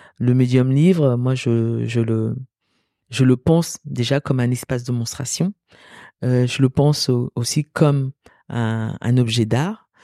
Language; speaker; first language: French; early bilingual, other home language; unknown